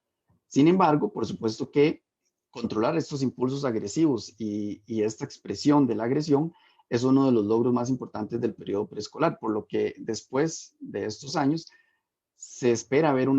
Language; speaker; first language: Spanish; native; Spanish